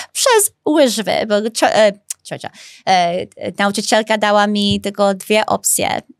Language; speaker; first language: Polish; early bilingual, heritage; Polish